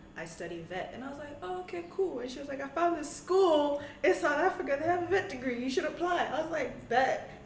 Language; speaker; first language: English; non-native, local second language; Tswana